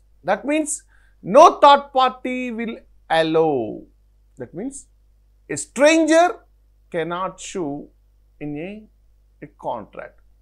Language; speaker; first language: English; non-native, local second language; Telugu